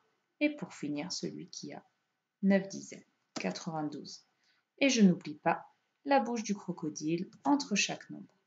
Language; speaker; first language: French; native; French